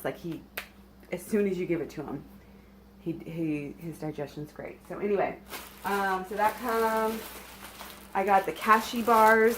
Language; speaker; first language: English; native; English